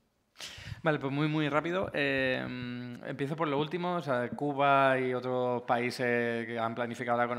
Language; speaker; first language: Spanish; native; Spanish